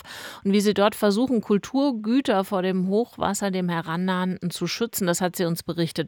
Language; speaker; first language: German; native; German